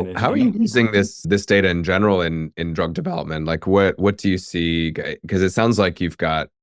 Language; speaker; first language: English; native; English